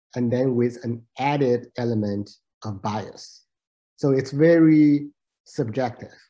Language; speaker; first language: English; non-native, fluent; Chinese